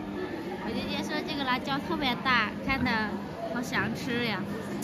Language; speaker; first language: Chinese; non-native, fluent; Lao